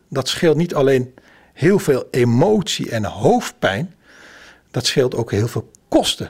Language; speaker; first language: Dutch; native; Dutch